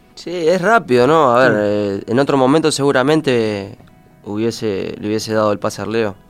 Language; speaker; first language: Spanish; native; Spanish